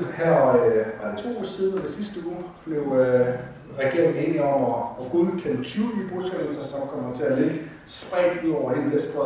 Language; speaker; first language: Danish; native; Danish